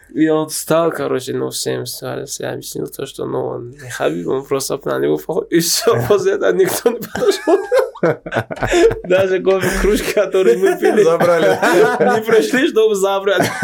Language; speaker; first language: Russian; non-native, local second language; Tajik